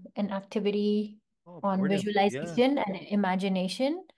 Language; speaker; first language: English; non-native, local second language; Hindi